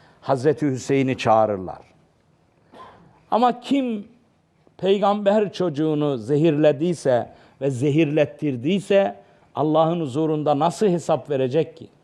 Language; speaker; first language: Turkish; native; Turkish